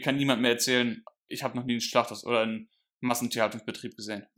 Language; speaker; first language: German; native; German